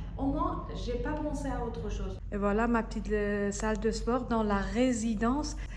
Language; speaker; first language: French; non-native, fluent; Persian